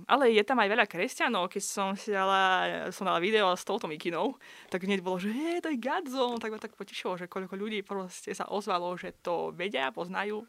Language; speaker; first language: Slovak; non-native, fluent; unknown